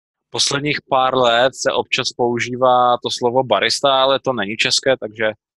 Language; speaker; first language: Czech; native; Czech